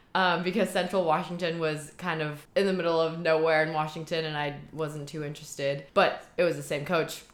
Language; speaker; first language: English; early bilingual, heritage; Chinese